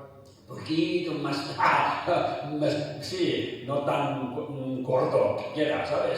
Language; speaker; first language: Spanish; non-native, fluent; Tibetan